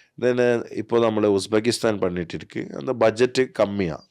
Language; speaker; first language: Tamil; non-native, learner; Malayalam